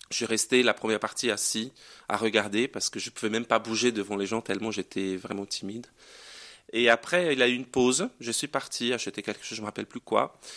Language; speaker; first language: French; non-native, fluent; Portuguese